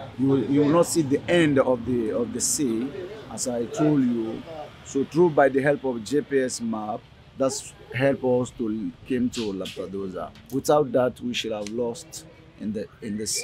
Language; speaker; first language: English; non-native, learner; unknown